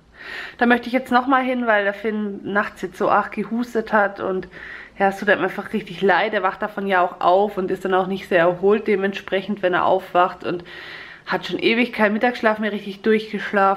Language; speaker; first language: German; native; German